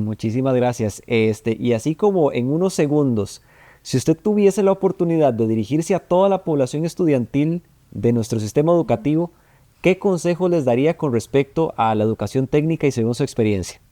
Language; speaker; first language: Spanish; native; Spanish